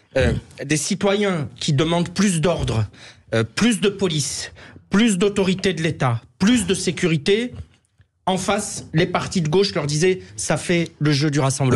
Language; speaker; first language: French; native; French